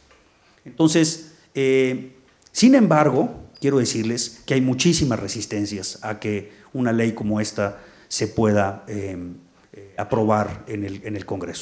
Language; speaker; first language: Spanish; native; Spanish